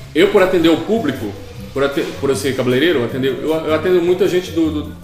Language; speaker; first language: Portuguese; native; Portuguese